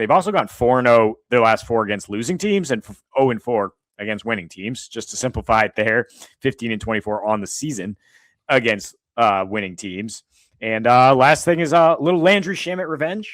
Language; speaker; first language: English; native; English